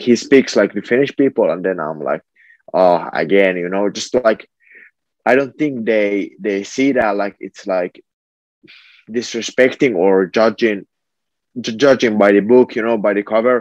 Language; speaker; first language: English; non-native, fluent; Finnish